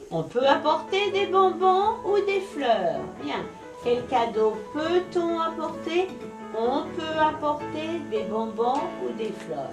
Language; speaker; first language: French; native; French